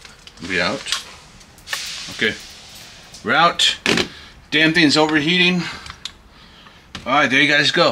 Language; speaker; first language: English; native; English